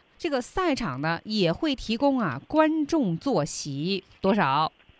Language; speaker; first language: Chinese; native; Chinese